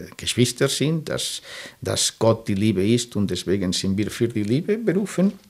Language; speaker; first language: German; non-native, fluent; French